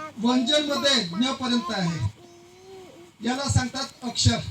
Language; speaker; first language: Marathi; non-native, local second language; Bhili